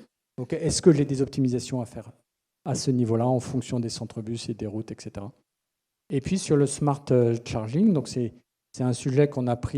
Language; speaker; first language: French; native; French